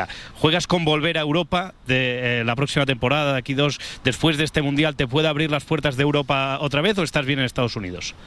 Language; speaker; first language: Spanish; native; Spanish